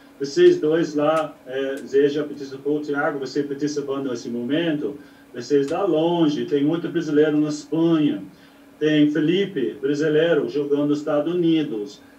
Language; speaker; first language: Portuguese; non-native, learner; English